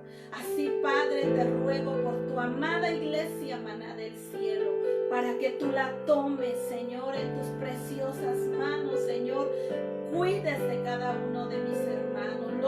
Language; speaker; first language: Spanish; native; Spanish